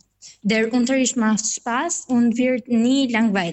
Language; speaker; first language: German; non-native, fluent; Albanian